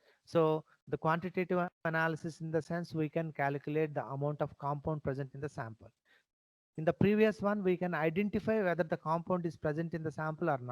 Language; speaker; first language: English; non-native, local second language; Telugu